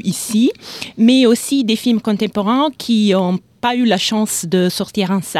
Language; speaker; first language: French; non-native, fluent; Italian